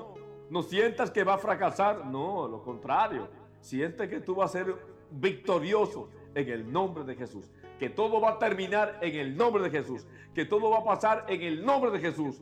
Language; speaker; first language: Spanish; native; Spanish